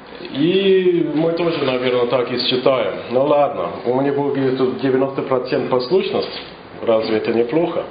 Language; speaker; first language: Russian; non-native, fluent; English